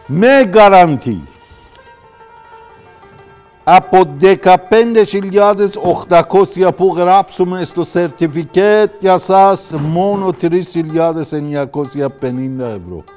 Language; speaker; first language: Greek; non-native, learner; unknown